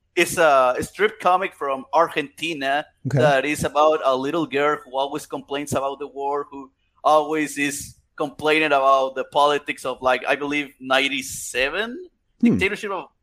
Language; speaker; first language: English; non-native, fluent; Spanish